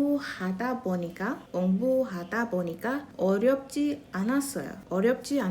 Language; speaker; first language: Korean; non-native, fluent; English